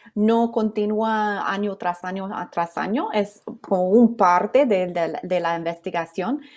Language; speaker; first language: Spanish; non-native, fluent; English